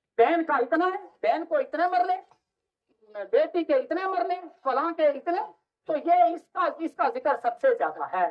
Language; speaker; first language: Urdu; non-native, local second language; Kashmiri